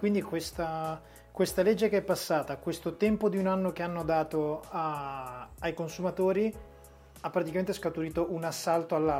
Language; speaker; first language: Italian; native; Italian